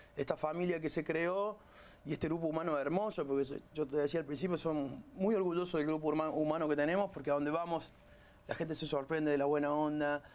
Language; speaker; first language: Spanish; native; Spanish